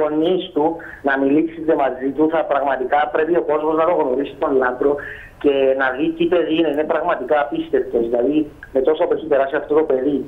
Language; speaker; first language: Greek; native; Greek